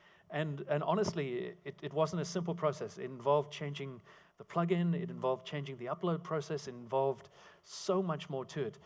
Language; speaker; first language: English; native; English